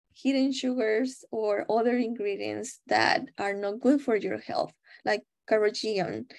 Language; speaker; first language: English; non-native, fluent; Spanish